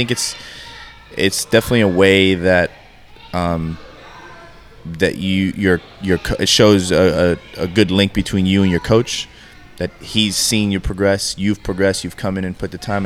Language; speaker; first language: English; native; English